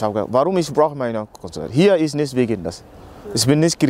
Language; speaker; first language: German; non-native, learner; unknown